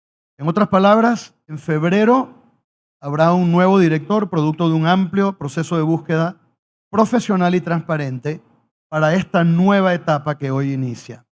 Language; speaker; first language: Spanish; native; Spanish